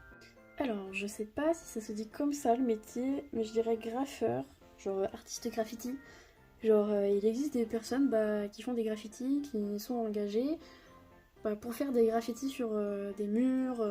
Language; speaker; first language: French; native; French